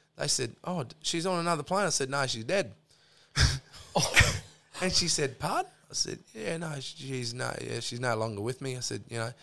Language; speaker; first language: English; native; English